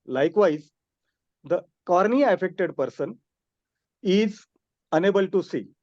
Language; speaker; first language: English; non-native, local second language; Hindi